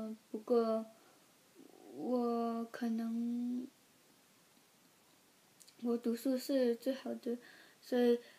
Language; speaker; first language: Chinese; early bilingual, heritage; Chinese